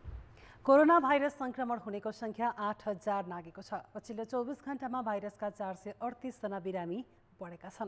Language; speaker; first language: Nepali; native; Nepali